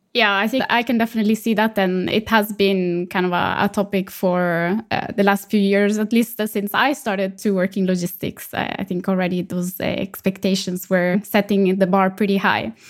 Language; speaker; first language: English; non-native, fluent; Italian